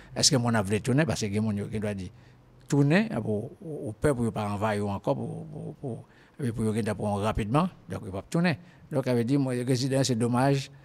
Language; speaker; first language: French; non-native, local second language; Haitian Creole